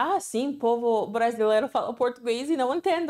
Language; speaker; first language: Portuguese; non-native, fluent; English